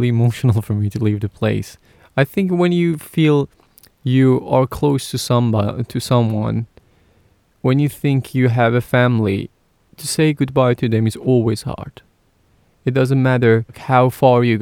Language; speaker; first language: English; non-native, fluent; Persian